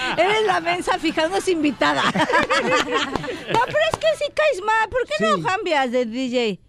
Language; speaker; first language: Spanish; native; Spanish